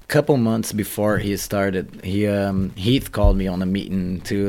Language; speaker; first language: English; non-native, fluent; Portuguese